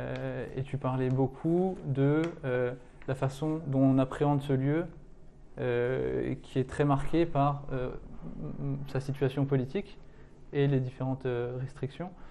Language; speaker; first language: French; native; French